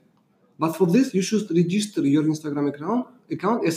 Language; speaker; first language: English; non-native, learner; Uzbek